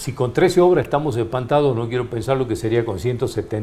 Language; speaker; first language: Spanish; native; Spanish